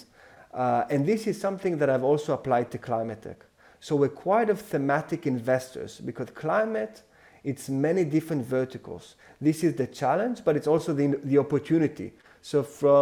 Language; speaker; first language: English; non-native, fluent; Hebrew